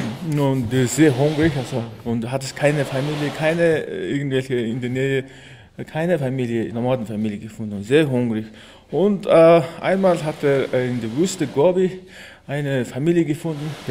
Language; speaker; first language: German; non-native, learner; Mongolian